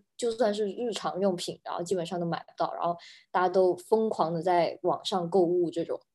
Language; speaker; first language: Chinese; native; Chinese